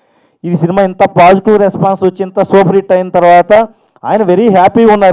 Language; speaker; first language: Telugu; native; Telugu